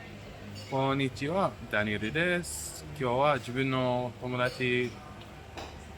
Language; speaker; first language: Japanese; non-native, fluent; English